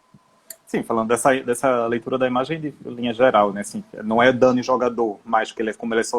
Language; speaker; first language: Portuguese; native; Portuguese